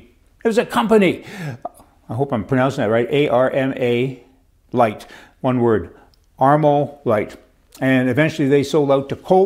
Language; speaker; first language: English; native; English